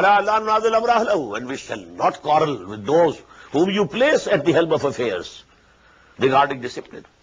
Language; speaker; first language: English; non-native, local second language; Urdu